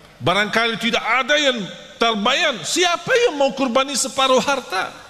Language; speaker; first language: Malay; non-native, fluent; Arabic